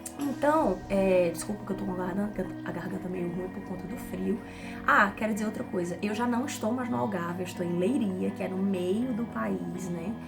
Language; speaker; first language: Portuguese; native; Portuguese